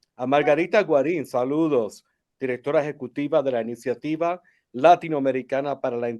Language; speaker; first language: Spanish; non-native, fluent; English